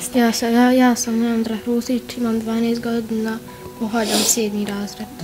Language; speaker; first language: Bosnian; native; Bosnian